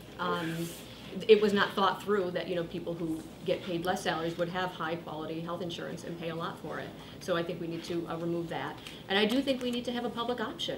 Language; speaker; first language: English; native; English